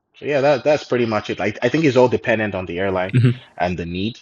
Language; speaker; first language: English; non-native, local second language; Yoruba